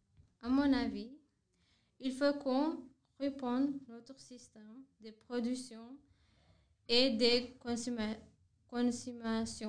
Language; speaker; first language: French; non-native, learner; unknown